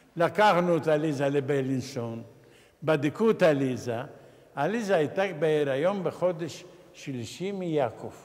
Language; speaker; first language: Hebrew; non-native, fluent; Ladino